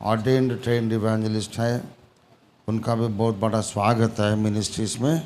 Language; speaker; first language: Hindi; non-native, local second language; Telugu